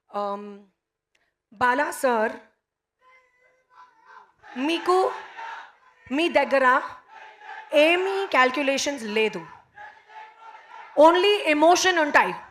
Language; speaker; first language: Telugu; non-native, learner; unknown